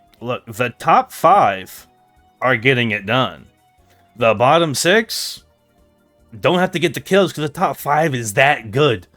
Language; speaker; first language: English; native; English